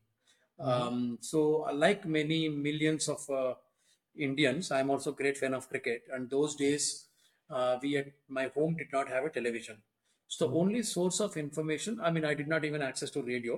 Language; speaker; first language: English; non-native, local second language; Telugu